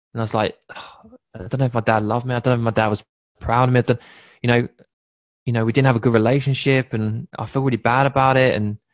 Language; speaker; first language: English; native; English